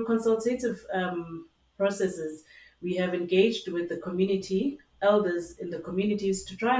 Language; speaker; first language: English; non-native, local second language; Zulu